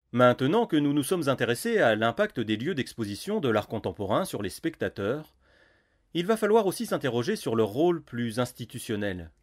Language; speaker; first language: French; native; French